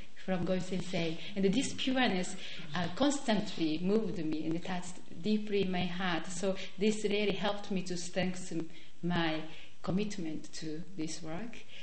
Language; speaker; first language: English; non-native, fluent; Japanese